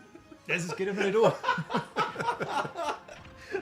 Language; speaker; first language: German; native; German